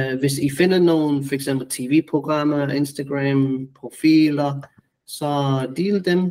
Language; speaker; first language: Danish; non-native, fluent; English